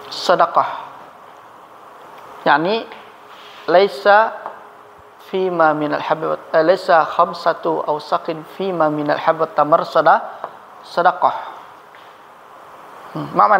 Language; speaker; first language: Arabic; non-native, fluent; Indonesian